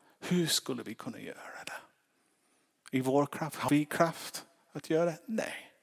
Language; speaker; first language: Swedish; non-native, fluent; English